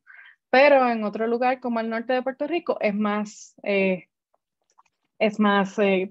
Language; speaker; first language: Spanish; native; Spanish